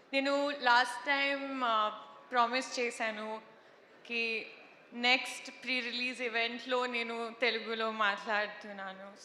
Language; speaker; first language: Telugu; non-native, learner; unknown